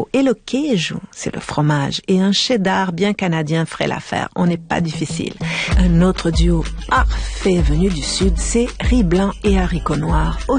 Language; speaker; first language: French; native; French